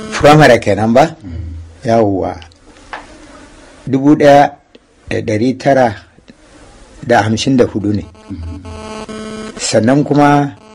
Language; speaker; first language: Hausa; non-native, local second language; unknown